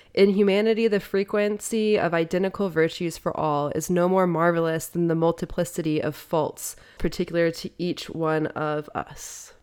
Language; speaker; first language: English; native; English